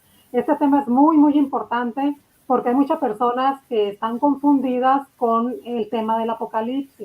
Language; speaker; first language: Spanish; native; Spanish